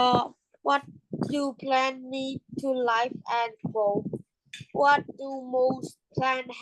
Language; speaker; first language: English; non-native, learner; Thai